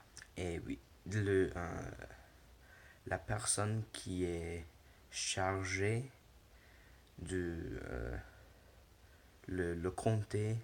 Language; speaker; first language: French; non-native, learner; English